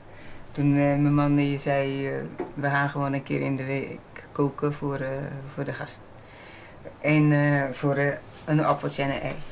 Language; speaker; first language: Dutch; non-native, learner; Portuguese